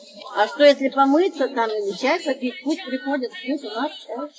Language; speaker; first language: Russian; native; Russian